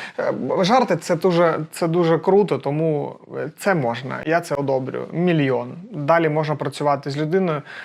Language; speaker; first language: Ukrainian; non-native, local second language; Russian